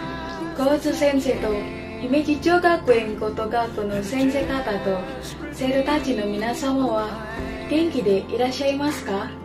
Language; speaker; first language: Japanese; non-native, learner; Indonesian